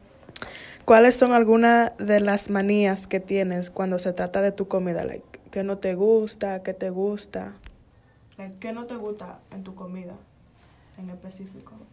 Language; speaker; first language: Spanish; early bilingual, heritage; Spanish